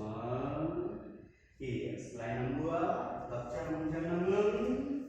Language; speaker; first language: Vietnamese; non-native, learner; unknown